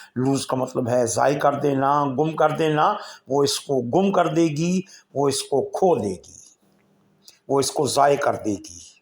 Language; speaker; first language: Urdu; native; Urdu